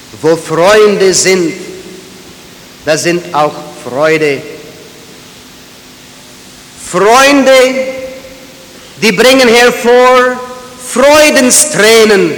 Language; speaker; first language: German; early bilingual, heritage; German